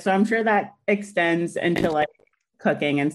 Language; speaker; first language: English; native; English